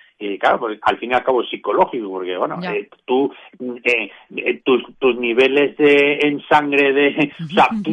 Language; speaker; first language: Spanish; native; Spanish